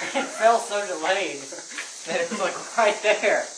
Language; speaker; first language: English; native; English